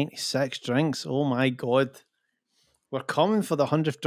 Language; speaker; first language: English; native; English